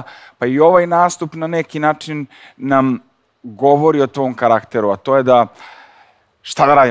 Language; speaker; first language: Serbian; native; Serbian